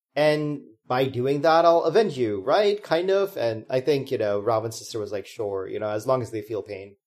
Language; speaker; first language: English; non-native, local second language; Hindi